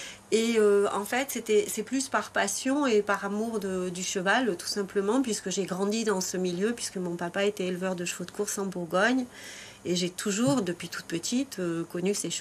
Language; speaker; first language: French; native; French